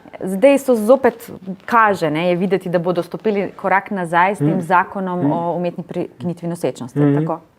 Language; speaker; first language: Slovenian; native; Slovenian